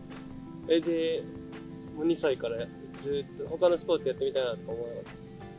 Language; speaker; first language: Japanese; native; Japanese